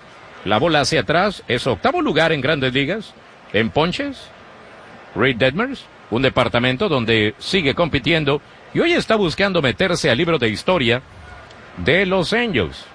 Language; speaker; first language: Spanish; native; Spanish